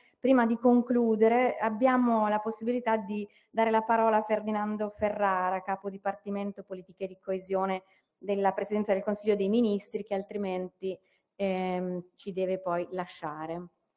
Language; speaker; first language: Italian; native; Italian